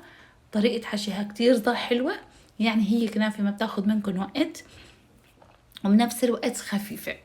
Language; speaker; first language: Arabic; native; Arabic